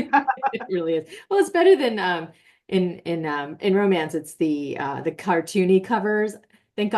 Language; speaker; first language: English; native; English